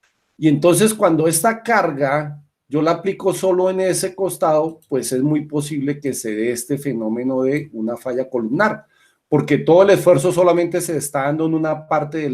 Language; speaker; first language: Spanish; native; Spanish